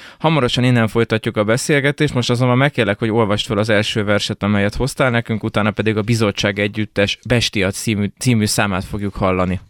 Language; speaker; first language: Hungarian; native; Hungarian